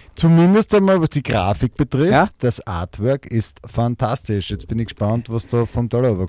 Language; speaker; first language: German; native; German